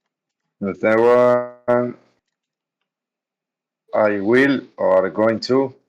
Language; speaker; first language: English; non-native, learner; Spanish